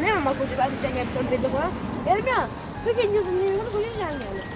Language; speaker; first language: Persian; native; Persian